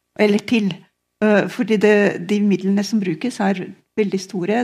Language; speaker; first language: Norwegian; non-native, fluent; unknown